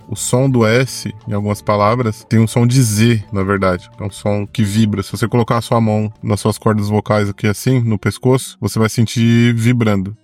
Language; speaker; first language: Portuguese; native; Portuguese